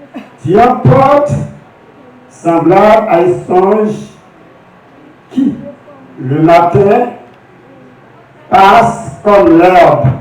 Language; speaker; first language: French; non-native, local second language; Haitian Creole